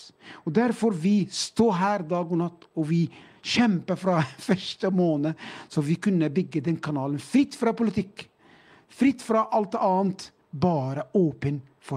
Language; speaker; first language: Norwegian; non-native, fluent; Arabic